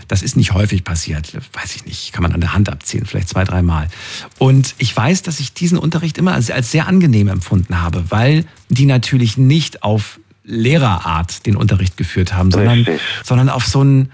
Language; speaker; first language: German; native; German